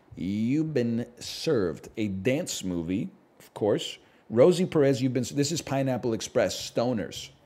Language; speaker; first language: English; native; English